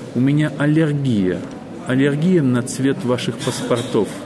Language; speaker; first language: Russian; native; Russian